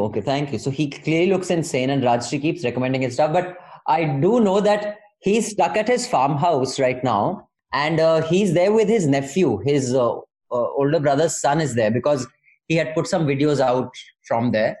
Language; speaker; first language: English; non-native, local second language; Hindi